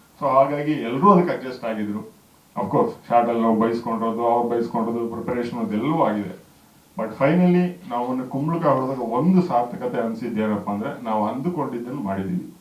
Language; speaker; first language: Kannada; native; Kannada